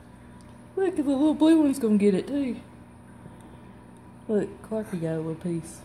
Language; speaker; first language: English; native; English